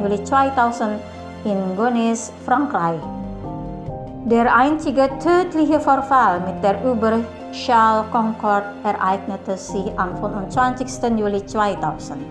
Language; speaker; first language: German; non-native, fluent; Indonesian